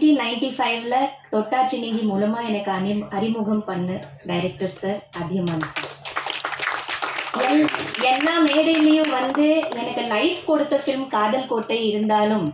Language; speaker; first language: Tamil; non-native, fluent; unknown